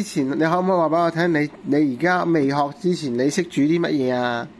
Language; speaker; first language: Cantonese; native; Cantonese